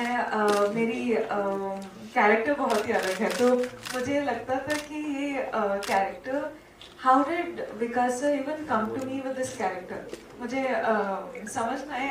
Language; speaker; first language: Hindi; non-native, local second language; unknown